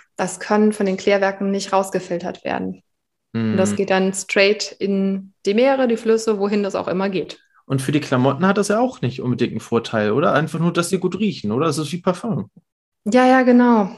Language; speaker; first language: German; native; German